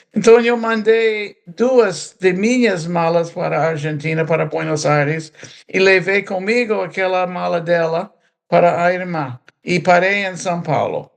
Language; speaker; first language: Portuguese; non-native, fluent; English